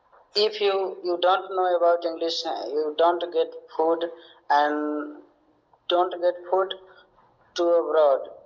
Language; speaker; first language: English; non-native, learner; Hindi